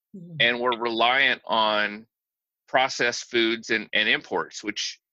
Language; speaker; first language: English; native; English